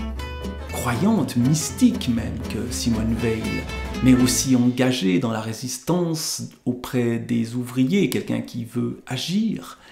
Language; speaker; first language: French; native; French